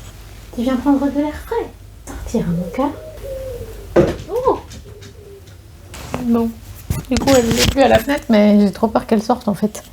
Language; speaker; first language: French; native; French